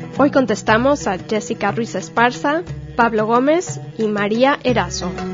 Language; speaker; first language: Spanish; native; Spanish